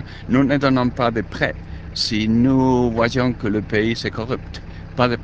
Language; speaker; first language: French; non-native, learner; Spanish